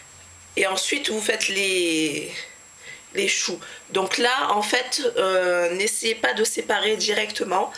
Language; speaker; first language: French; native; French